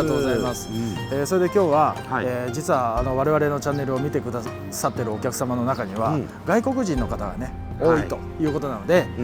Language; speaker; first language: Japanese; native; Japanese